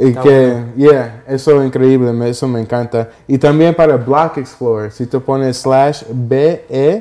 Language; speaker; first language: Spanish; early bilingual, heritage; Spanish